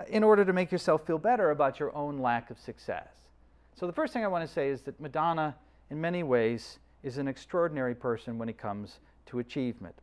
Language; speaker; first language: English; native; English